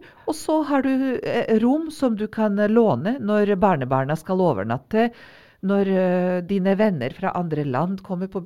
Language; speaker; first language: Norwegian; non-native, fluent; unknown